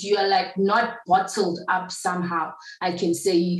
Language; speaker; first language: English; non-native, local second language; Zulu